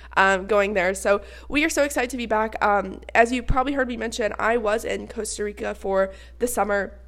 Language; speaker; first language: English; native; English